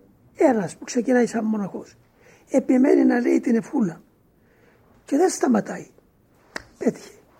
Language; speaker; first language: Greek; native; Greek